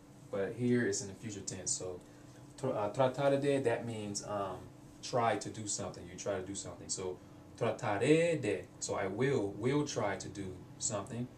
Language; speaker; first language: English; native; English